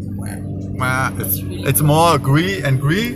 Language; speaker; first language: English; non-native, learner; German